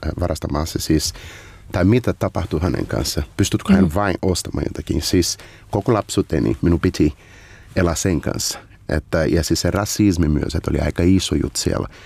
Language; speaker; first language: Finnish; non-native, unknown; Portuguese